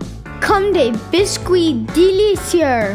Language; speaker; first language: French; non-native, learner; English